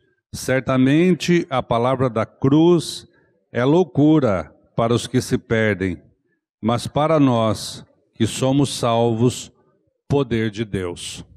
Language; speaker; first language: Portuguese; native; Portuguese